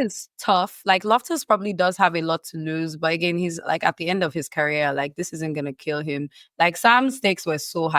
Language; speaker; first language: English; native; English